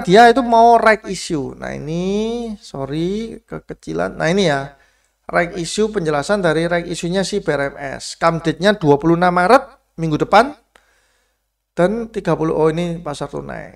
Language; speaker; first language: Indonesian; native; Indonesian